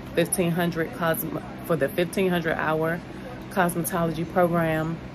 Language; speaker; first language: English; native; English